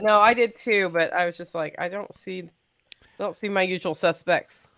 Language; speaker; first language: English; native; English